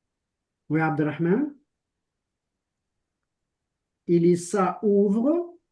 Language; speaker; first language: French; non-native, local second language; Arabic